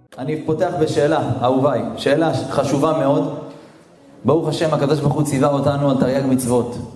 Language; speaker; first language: Hebrew; native; Hebrew